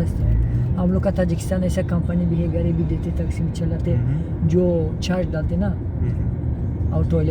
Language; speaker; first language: Hindi; non-native, learner; Tajik